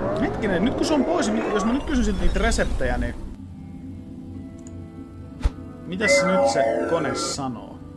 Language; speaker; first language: Finnish; native; Finnish